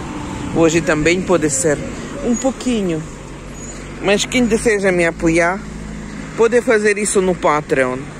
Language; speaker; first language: Portuguese; non-native, learner; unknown